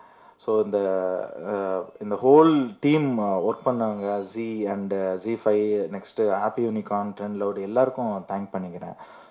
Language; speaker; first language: Tamil; native; Tamil